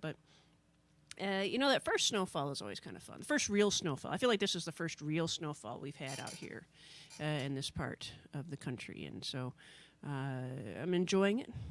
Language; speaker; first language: English; native; English